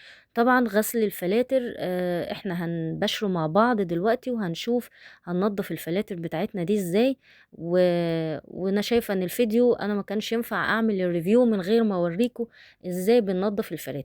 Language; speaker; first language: Arabic; native; Arabic